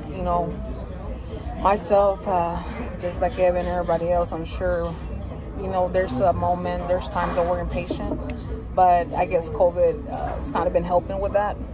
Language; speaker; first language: English; early bilingual, other home language; Spanish